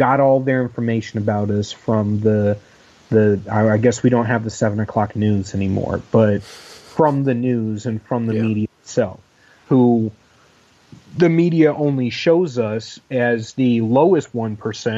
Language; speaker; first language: English; native; English